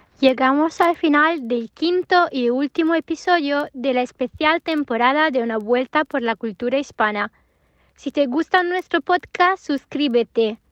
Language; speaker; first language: Spanish; non-native, fluent; Italian